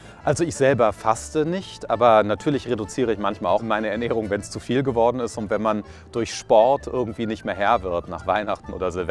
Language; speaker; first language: German; native; German